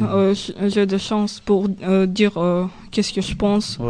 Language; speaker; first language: French; non-native, learner; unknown